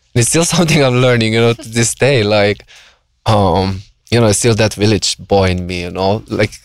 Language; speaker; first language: English; non-native, fluent; Slovenian